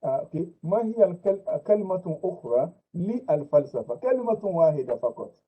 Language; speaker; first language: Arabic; non-native, fluent; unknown